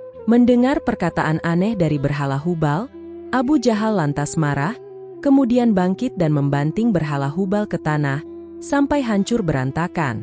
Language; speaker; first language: Indonesian; native; Indonesian